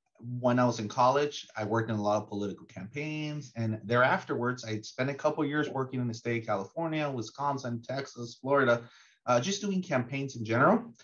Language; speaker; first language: English; early bilingual, other home language; Spanish